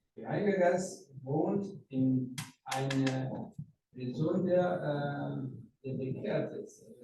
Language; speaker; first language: German; non-native, learner; Rundi